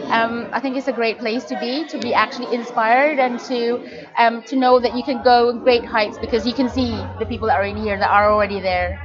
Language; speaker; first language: English; non-native, local second language; Filipino